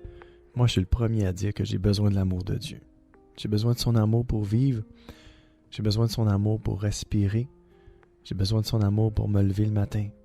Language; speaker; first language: French; native; French